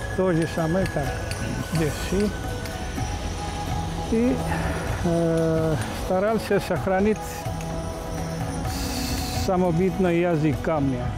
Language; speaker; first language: Russian; non-native, fluent; Georgian